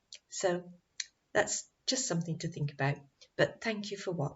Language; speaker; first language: English; native; English